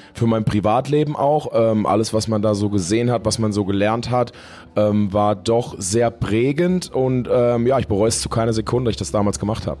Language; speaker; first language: German; native; German